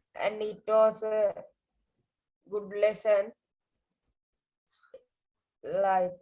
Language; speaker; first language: English; non-native, learner; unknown